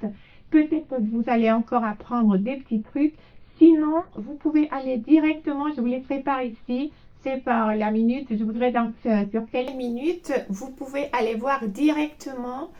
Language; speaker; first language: French; non-native, fluent; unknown